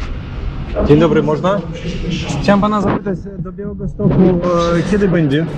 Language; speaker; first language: Polish; non-native, fluent; Belarusian